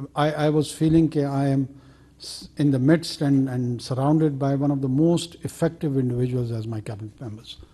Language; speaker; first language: English; non-native, local second language; Pashto